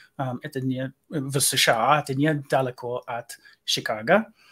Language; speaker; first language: Russian; non-native, learner; English